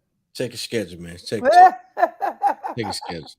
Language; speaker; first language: English; native; English